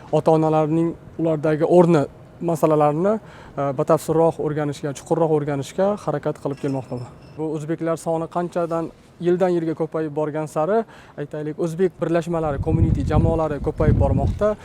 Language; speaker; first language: Uzbek; native; Uzbek